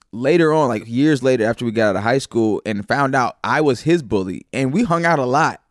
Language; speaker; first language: English; native; English